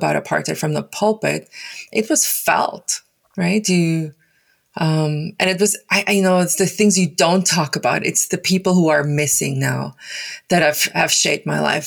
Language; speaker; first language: English; non-native, local second language; Afrikaans